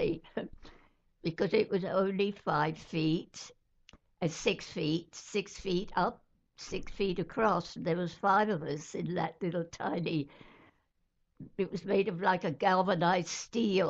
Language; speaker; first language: English; native; English